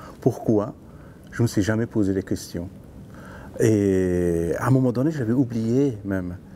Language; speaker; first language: French; non-native, fluent; Persian